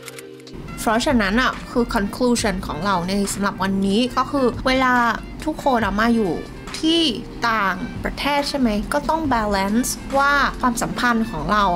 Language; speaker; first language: Thai; non-native, fluent; Vietnamese